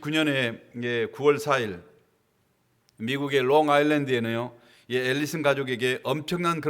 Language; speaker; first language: Korean; native; Korean